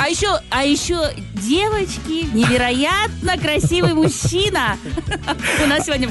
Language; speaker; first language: Russian; native; Russian